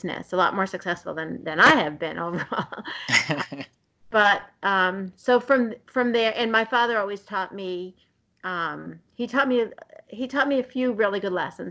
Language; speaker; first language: English; native; English